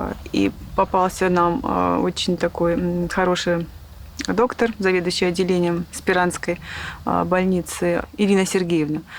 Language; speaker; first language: Russian; native; Russian